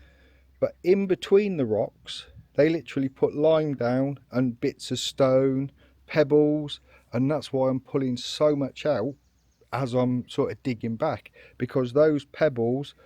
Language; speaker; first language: English; native; English